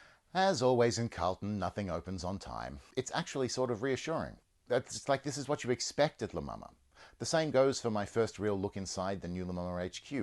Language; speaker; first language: English; native; English